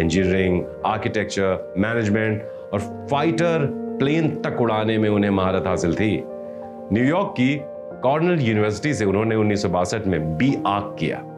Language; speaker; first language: Hindi; native; Hindi